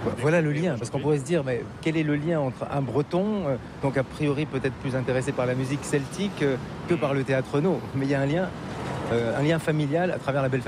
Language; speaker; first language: French; native; French